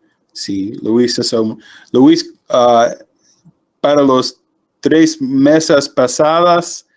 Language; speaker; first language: Spanish; non-native, learner; English